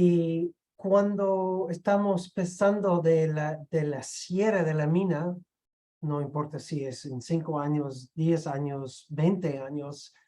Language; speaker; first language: Spanish; non-native, fluent; English